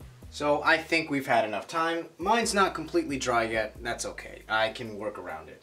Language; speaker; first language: English; native; English